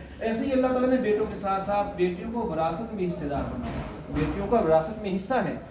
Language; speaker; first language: Urdu; native; Urdu